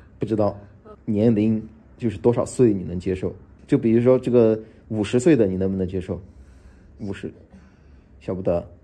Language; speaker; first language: Chinese; native; Chinese